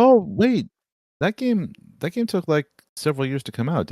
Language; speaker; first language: English; native; English